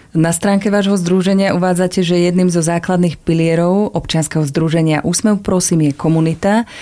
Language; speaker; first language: Slovak; native; Slovak